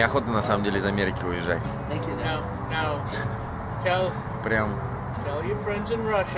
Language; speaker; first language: Russian; native; Russian